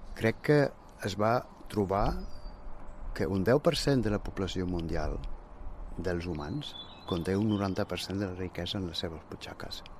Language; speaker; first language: Catalan; non-native, fluent; German